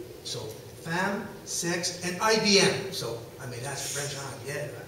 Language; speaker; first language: English; non-native, local second language; French